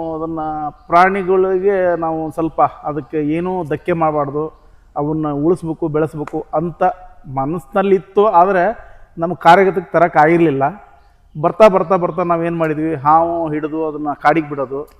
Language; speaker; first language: Kannada; native; Kannada